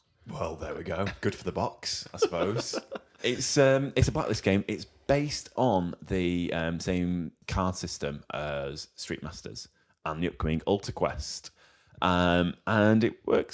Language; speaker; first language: English; native; English